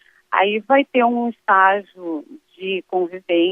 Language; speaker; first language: Portuguese; native; Portuguese